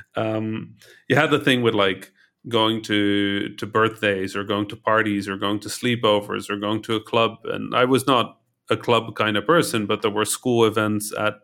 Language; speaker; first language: English; early bilingual, heritage; Dutch